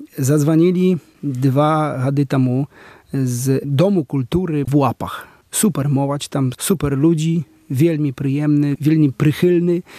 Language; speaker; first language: Belarusian; non-native, local second language; Polish